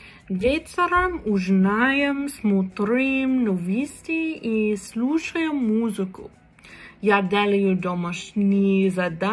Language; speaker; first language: Russian; non-native, learner; English